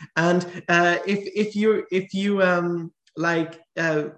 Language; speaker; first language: English; native; English